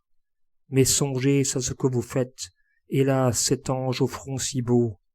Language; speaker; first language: French; native; French